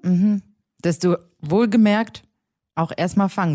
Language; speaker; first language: German; native; German